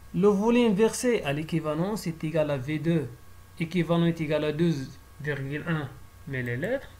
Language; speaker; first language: French; non-native, local second language; Arabic